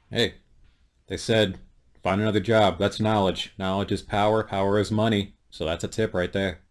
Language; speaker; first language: English; native; English